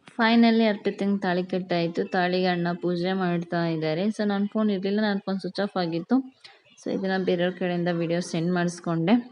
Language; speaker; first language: Kannada; non-native, local second language; Lambadi